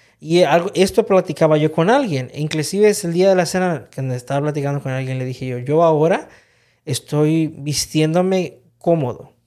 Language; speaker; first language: Spanish; early bilingual, heritage; Spanish